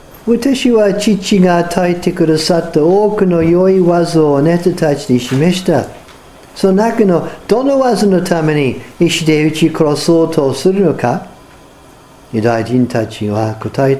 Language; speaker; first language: Japanese; non-native, fluent; English